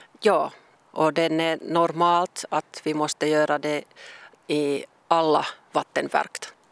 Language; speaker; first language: Swedish; non-native, local second language; Finnish